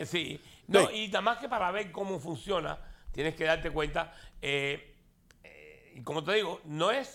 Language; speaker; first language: Spanish; native; Spanish